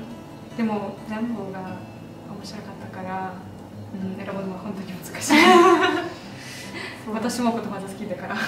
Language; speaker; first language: Japanese; non-native, fluent; Russian